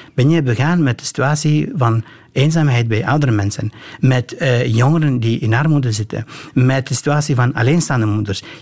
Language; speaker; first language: Dutch; non-native, fluent; Albanian